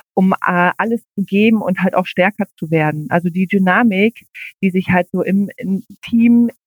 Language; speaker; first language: German; native; German